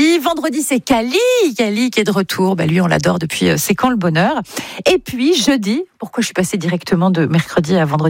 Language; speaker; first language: French; native; French